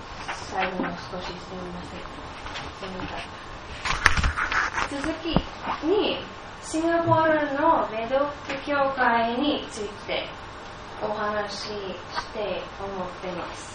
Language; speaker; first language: Japanese; non-native, learner; English